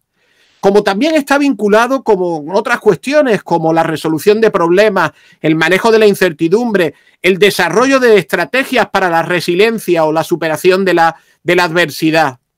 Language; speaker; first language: Spanish; native; Spanish